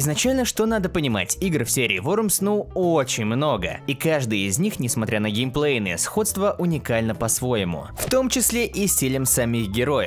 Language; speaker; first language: Russian; native; Russian